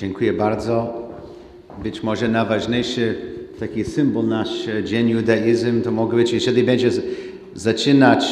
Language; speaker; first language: Polish; non-native, learner; English